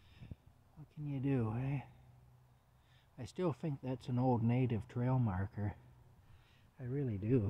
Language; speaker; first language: English; native; English